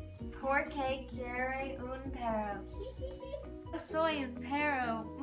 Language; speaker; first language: Spanish; non-native, learner; English